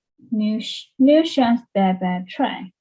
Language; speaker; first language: Swedish; non-native, learner; Chinese